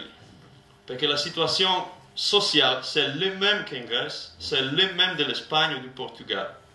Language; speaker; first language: French; non-native, learner; Italian